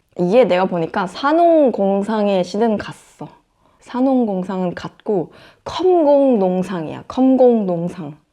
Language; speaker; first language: Korean; native; Korean